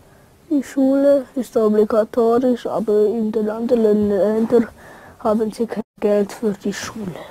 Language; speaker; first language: German; early bilingual, other home language; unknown